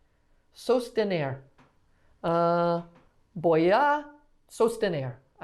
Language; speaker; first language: Spanish; non-native, learner; English